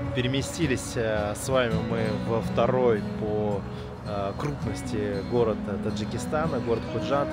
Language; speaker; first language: Russian; native; Russian